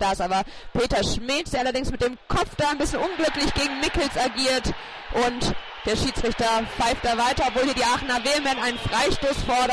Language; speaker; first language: German; native; German